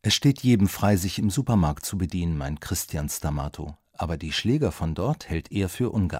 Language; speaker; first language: German; native; German